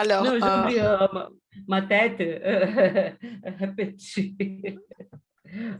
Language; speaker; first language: French; non-native, learner; Portuguese